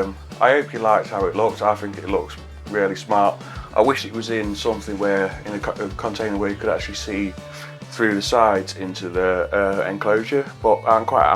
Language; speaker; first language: English; native; English